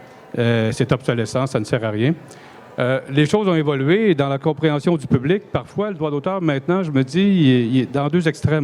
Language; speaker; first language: French; native; French